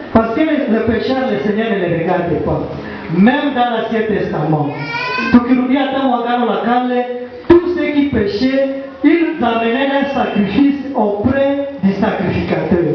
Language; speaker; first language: French; non-native, local second language; Swahili